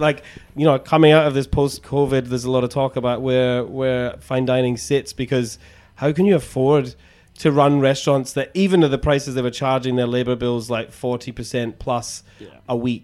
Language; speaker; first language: English; native; English